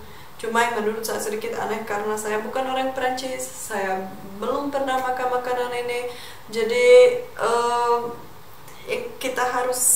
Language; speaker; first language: Indonesian; non-native, fluent; Czech